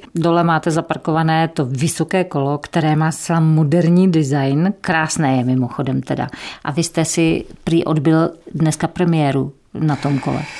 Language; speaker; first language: Czech; native; Czech